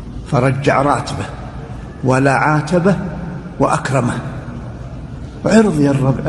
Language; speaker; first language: Arabic; native; Arabic